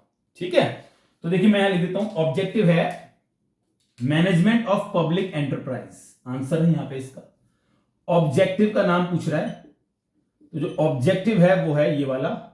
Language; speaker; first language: Hindi; native; Hindi